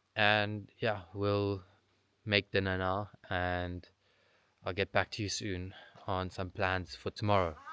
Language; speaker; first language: English; native; English